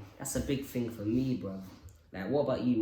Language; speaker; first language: English; native; English